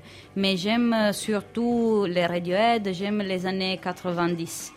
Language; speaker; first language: French; non-native, fluent; Italian